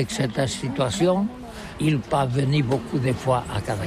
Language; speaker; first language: French; non-native, learner; Catalan